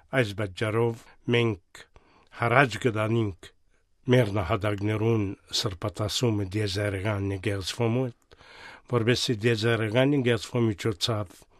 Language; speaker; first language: Armenian; native; Armenian